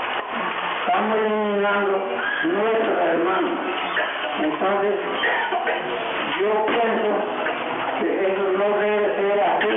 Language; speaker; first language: Spanish; non-native, local second language; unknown